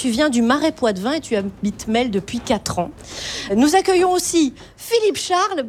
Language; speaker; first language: French; native; French